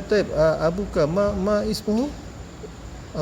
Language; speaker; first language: Arabic; non-native, fluent; Malay